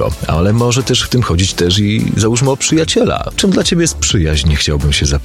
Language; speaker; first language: Polish; native; Polish